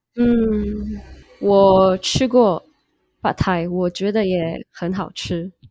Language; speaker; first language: Chinese; non-native, learner; Indonesian